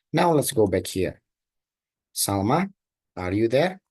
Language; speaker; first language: English; non-native, local second language; Indonesian